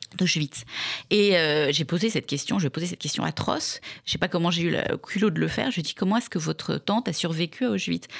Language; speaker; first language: French; native; French